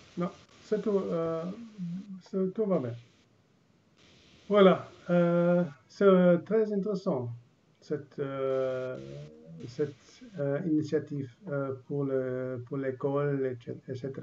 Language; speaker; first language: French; non-native, learner; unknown